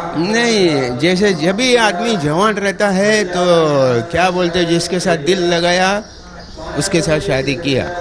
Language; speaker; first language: Hindi; non-native, local second language; Sindhi